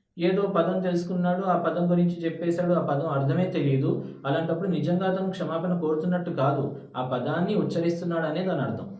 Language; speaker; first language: Telugu; non-native, local second language; Urdu